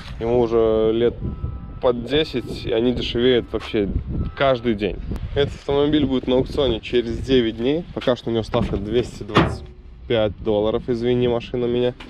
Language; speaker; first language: Russian; native; Russian